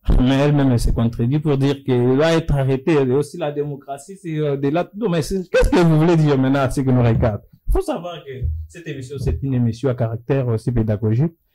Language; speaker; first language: French; non-native, local second language; Lingala